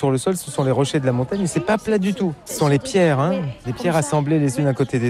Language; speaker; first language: French; native; French